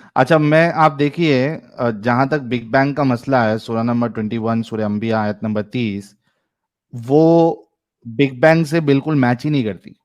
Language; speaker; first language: Hindi; native; Hindi